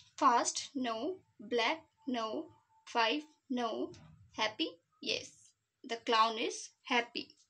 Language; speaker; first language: English; non-native, local second language; Hindi